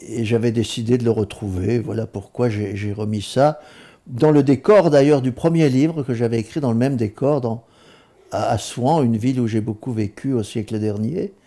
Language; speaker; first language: French; native; French